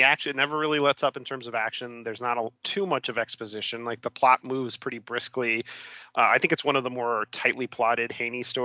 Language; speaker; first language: English; native; English